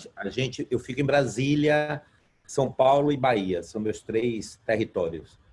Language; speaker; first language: Portuguese; non-native, fluent; Spanish